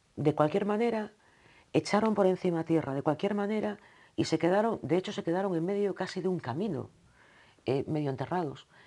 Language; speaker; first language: Spanish; native; Spanish